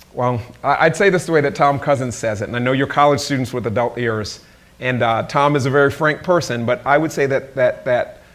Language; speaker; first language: English; native; English